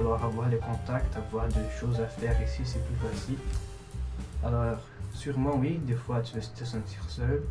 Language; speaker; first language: French; non-native, fluent; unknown